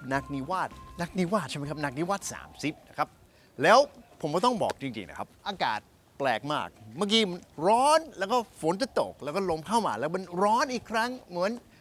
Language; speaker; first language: Thai; early bilingual, heritage; Thai